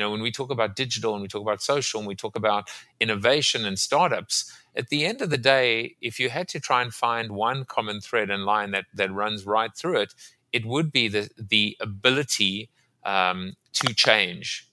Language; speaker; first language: English; native; English